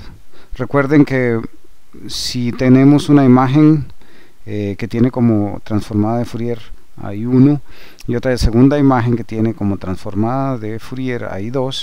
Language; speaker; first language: Spanish; native; Spanish